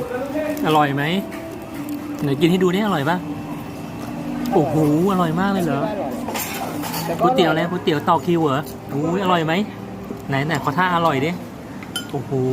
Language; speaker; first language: Thai; native; Thai